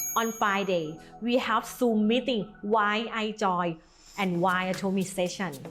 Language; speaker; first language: English; non-native, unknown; Thai